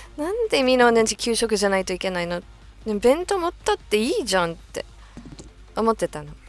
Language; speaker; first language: Japanese; non-native, fluent; English